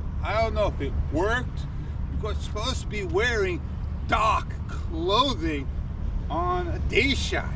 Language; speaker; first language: English; native; English